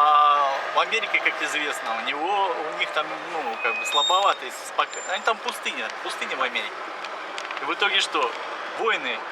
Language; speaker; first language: Russian; native; Russian